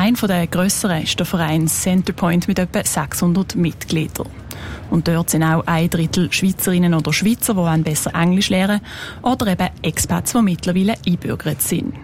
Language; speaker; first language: German; native; German